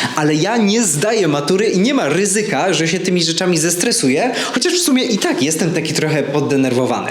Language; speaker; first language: Polish; native; Polish